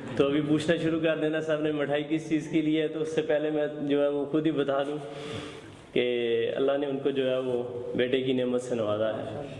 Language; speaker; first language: Urdu; non-native, local second language; Punjabi